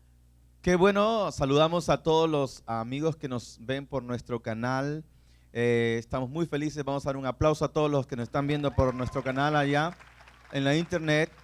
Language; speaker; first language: Spanish; native; Spanish